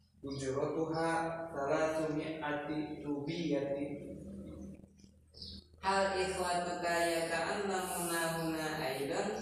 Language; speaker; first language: Arabic; non-native, fluent; Indonesian